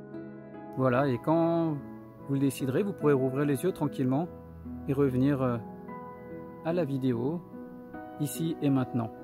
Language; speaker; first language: French; native; French